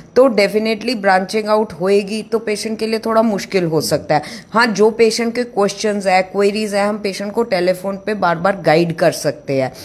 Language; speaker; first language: Hindi; non-native, local second language; Punjabi